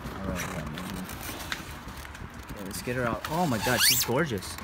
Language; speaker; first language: English; native; English